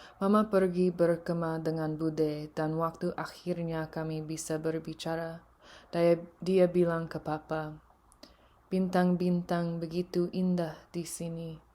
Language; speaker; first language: Indonesian; early bilingual, heritage; English